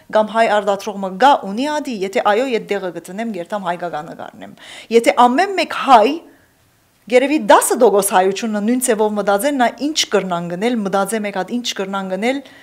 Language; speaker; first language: Armenian; early bilingual, heritage; Armenian